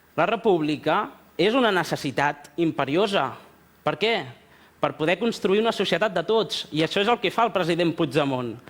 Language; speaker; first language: Catalan; early bilingual, other home language; Spanish